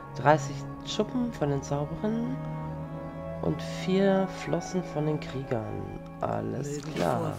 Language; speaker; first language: German; native; German